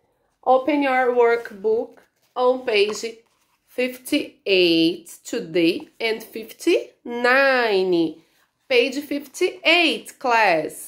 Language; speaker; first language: English; non-native, learner; Portuguese